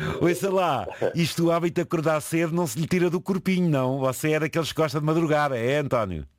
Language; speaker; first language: Portuguese; native; Portuguese